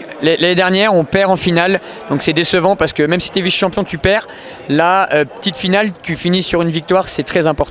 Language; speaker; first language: French; native; French